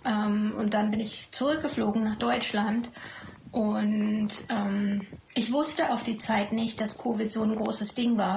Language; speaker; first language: German; non-native, fluent; English